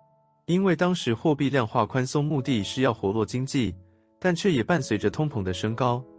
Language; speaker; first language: Chinese; native; Chinese